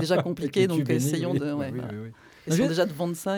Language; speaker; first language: French; native; French